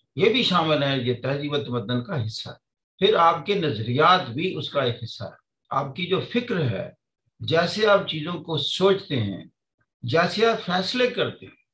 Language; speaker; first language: Urdu; non-native, local second language; Punjabi